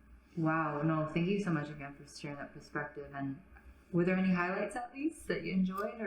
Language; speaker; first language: English; native; English